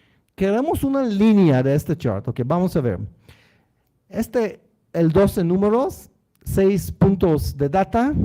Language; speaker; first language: Spanish; non-native, learner; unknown